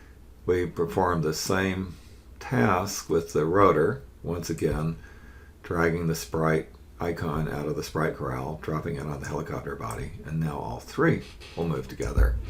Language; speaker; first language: English; native; English